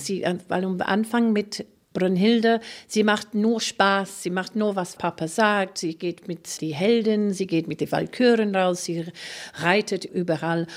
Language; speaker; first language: German; non-native, fluent; English